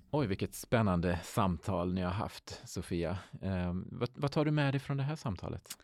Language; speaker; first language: Swedish; early bilingual, other home language; Finnish